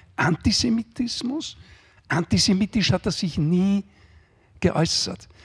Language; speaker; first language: German; native; German